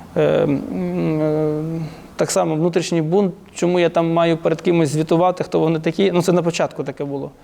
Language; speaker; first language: Ukrainian; native; Ukrainian